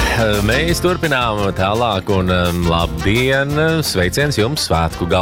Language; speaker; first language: Latvian; native; Latvian